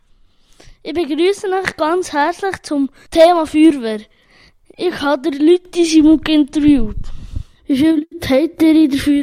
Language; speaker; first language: German; native; German